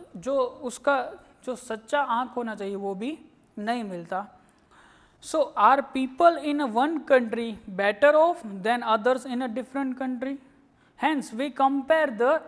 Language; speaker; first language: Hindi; non-native, local second language; Gujarati